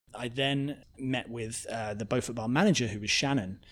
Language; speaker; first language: English; native; English